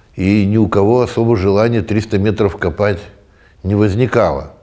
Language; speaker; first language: Russian; native; Russian